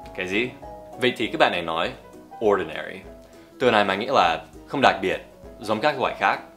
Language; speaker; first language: Vietnamese; non-native, fluent; English